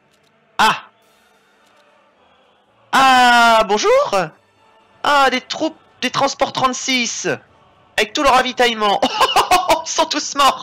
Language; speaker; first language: French; native; French